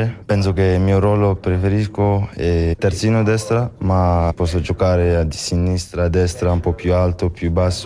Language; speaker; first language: Italian; non-native, local second language; French